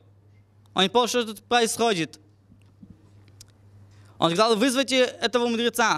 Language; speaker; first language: Russian; non-native, fluent; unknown